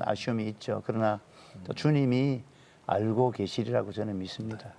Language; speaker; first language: Korean; native; Korean